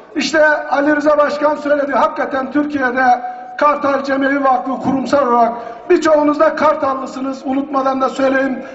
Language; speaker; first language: Turkish; native; Turkish